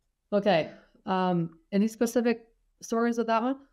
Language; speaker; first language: English; native; English